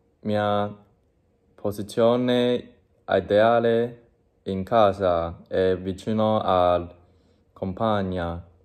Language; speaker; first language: Italian; non-native, learner; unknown